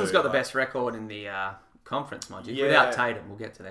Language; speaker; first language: English; native; English